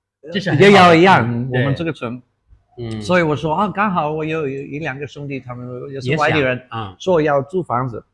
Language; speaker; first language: Chinese; non-native, fluent; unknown